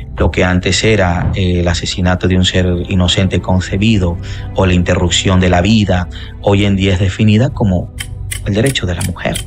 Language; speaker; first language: Spanish; native; Spanish